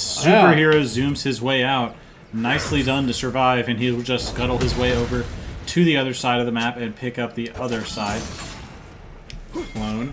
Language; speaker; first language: English; native; English